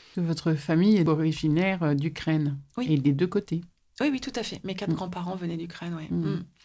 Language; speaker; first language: French; native; French